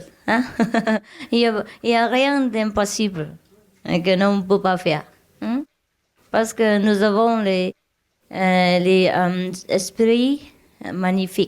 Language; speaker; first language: French; non-native, learner; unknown